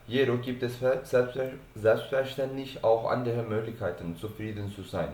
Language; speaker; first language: German; non-native, fluent; Turkish